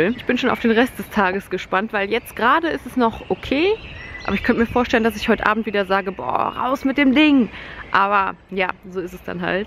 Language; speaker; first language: German; native; German